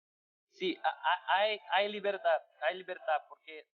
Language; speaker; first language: Spanish; non-native, fluent; Portuguese